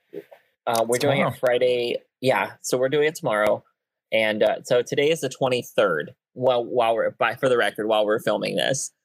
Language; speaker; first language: English; native; English